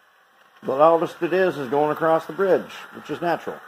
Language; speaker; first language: English; native; English